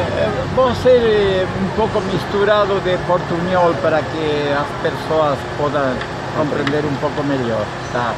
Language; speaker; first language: Portuguese; non-native, fluent; Spanish